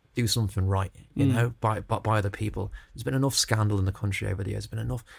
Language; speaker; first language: English; native; English